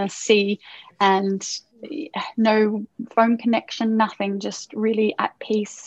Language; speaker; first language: English; native; English